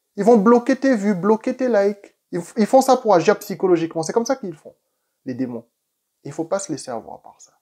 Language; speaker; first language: French; native; French